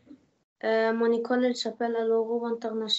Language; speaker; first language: French; non-native, learner; Arabic